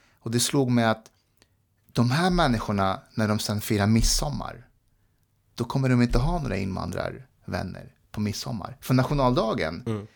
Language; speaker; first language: Swedish; early bilingual, other home language; Persian